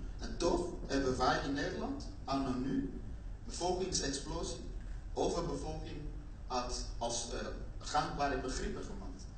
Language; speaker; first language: Dutch; non-native, fluent; Swahili